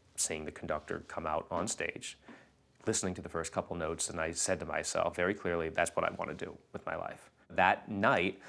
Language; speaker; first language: English; native; English